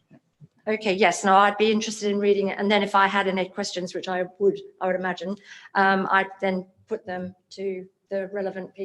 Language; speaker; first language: English; native; English